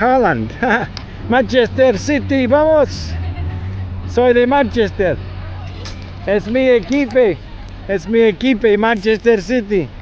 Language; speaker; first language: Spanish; non-native, learner; English